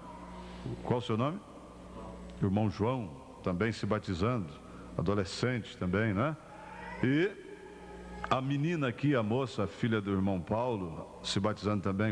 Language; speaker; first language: Portuguese; native; Portuguese